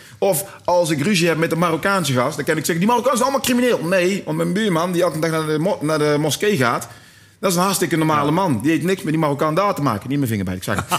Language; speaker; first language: Dutch; native; Dutch